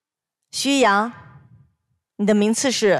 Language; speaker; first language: Chinese; native; Chinese